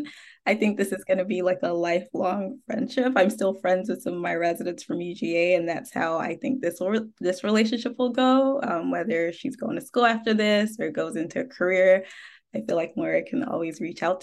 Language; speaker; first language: English; non-native, local second language; Akan